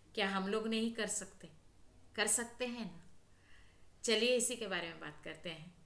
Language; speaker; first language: Hindi; non-native, local second language; Telugu